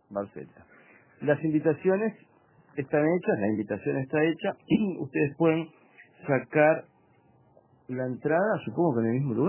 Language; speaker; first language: Spanish; native; Spanish